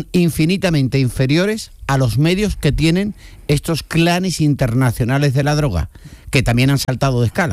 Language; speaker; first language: Spanish; native; Spanish